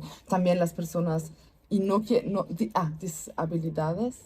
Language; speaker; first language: Spanish; non-native, learner; German